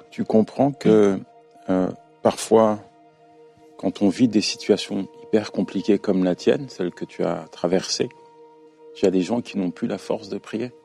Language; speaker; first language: French; native; French